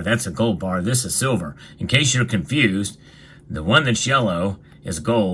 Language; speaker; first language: English; native; English